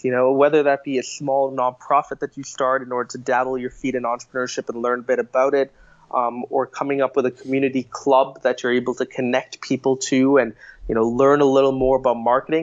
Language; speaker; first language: English; native; English